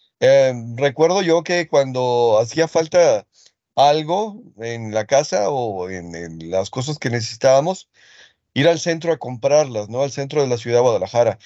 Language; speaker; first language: Spanish; early bilingual, other home language; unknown